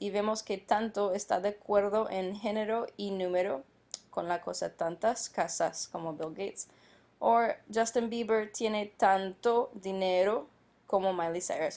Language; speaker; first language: Spanish; non-native, fluent; English